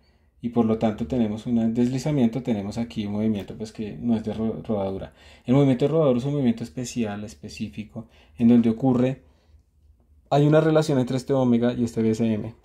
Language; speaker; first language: Spanish; native; Spanish